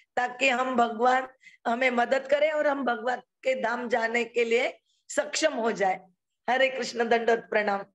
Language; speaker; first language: Hindi; non-native, local second language; Marathi